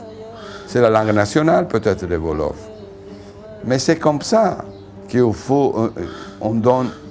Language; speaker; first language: French; non-native, fluent; Italian